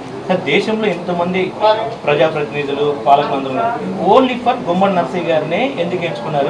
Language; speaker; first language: Telugu; native; Telugu